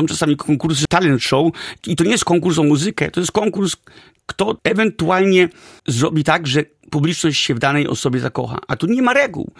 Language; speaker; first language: Polish; early bilingual, heritage; Polish